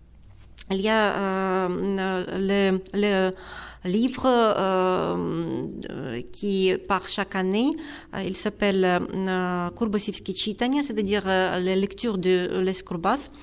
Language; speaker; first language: French; non-native, fluent; Ukrainian